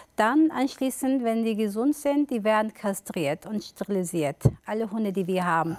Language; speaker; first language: German; early bilingual, other home language; Turkish